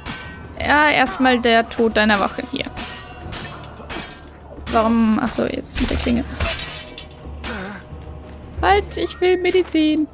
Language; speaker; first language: German; native; German